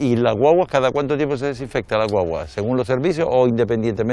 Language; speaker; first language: Spanish; native; Spanish